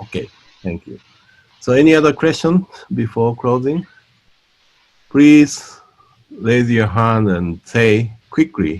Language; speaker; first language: English; non-native, fluent; Japanese